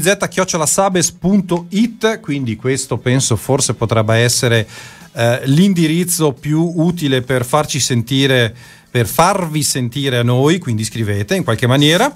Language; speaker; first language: Italian; native; Italian